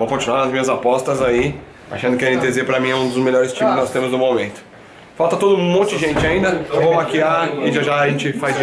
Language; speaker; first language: Portuguese; native; Portuguese